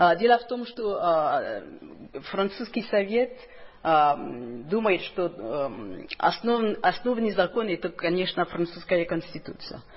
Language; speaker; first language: Russian; non-native, fluent; French